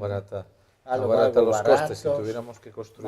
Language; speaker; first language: Spanish; native; Spanish